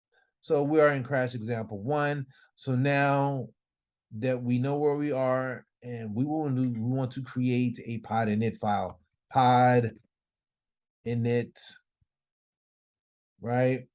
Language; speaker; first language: English; native; English